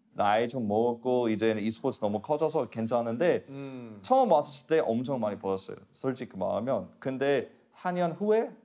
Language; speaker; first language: Korean; non-native, fluent; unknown